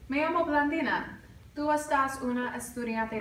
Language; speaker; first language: Spanish; non-native, learner; English